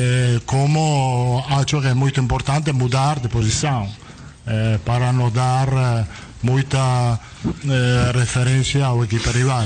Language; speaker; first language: Portuguese; non-native, learner; Italian